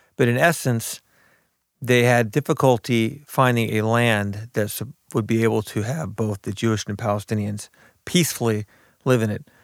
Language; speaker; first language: English; early bilingual, other home language; Arabic